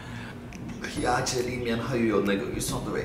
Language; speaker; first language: Chinese; non-native, fluent; Turkish